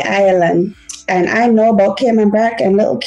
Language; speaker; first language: English; early bilingual, other home language; Haitian Creole